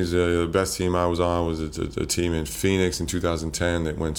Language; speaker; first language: English; native; English